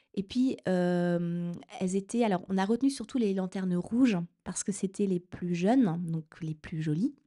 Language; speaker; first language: French; native; French